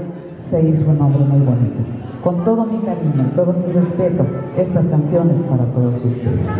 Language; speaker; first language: Spanish; native; Spanish